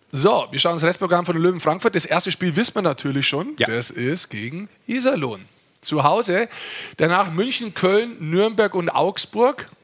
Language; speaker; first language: German; native; German